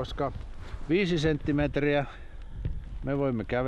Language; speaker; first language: Finnish; native; Finnish